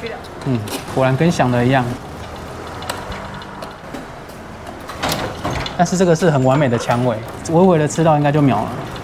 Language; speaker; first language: Chinese; native; Chinese